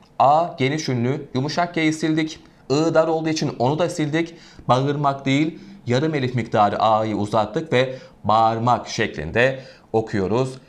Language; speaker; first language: Turkish; native; Turkish